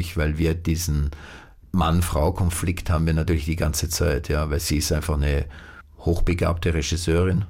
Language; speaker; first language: German; native; German